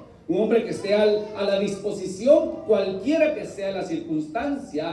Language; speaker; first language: Spanish; native; Spanish